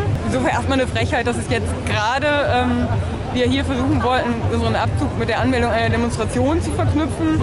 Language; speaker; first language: German; native; German